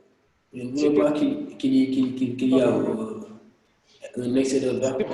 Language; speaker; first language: French; non-native, local second language; Arabic